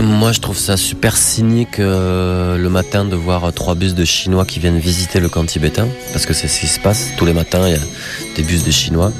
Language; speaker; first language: French; native; French